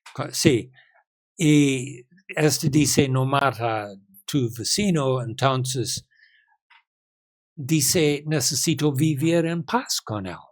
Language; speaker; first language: Spanish; non-native, learner; English